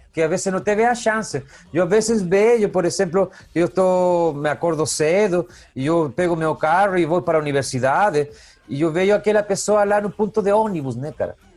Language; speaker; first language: Portuguese; non-native, fluent; Spanish